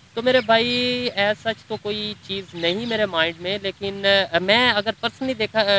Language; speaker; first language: Urdu; native; Urdu